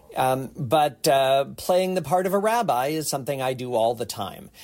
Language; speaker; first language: English; native; English